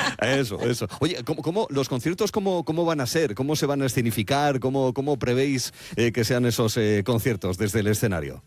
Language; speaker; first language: Spanish; native; Spanish